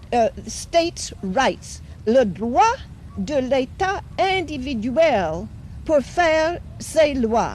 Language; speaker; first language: French; non-native, fluent; English